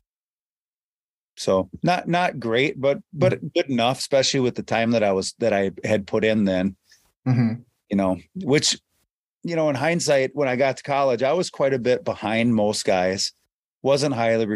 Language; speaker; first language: English; native; English